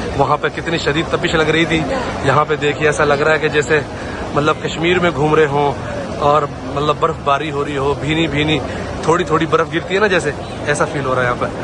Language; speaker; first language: Urdu; native; Urdu